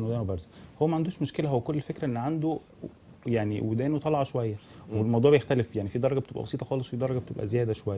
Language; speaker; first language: Arabic; native; Arabic